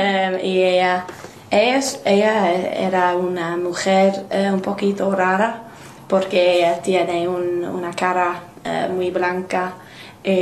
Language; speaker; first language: Spanish; non-native, learner; English